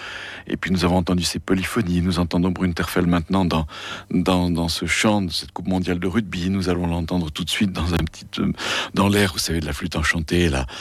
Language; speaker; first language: French; native; French